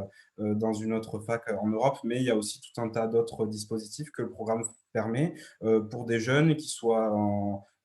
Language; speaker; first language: French; native; French